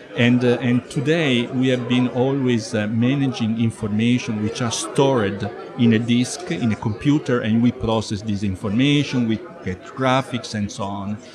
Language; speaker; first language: English; non-native, fluent; Italian